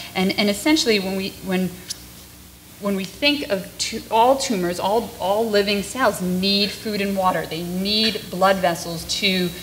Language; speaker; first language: English; native; English